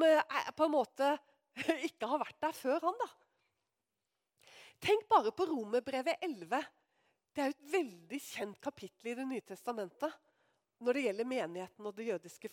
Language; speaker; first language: Norwegian; native; Norwegian